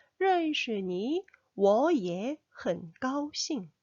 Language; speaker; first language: Chinese; non-native, fluent; Korean